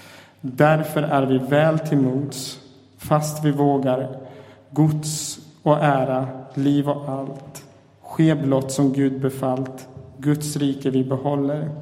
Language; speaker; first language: Swedish; native; Swedish